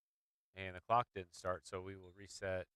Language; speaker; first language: English; native; English